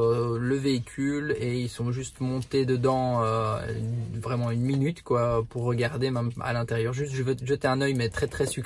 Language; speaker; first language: French; native; French